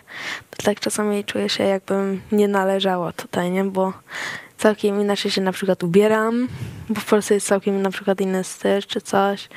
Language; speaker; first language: Polish; early bilingual, heritage; Swedish